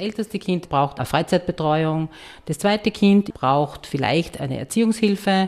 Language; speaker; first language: German; native; German